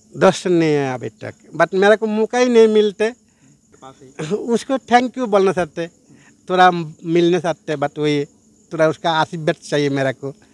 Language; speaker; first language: Hindi; non-native, learner; Bangla